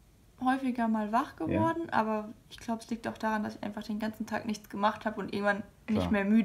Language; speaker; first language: German; native; German